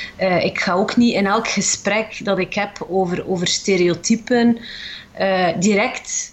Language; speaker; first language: Dutch; early bilingual, other home language; Arabic